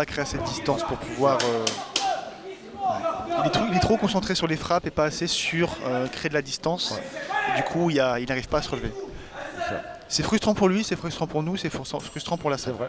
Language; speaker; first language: French; native; French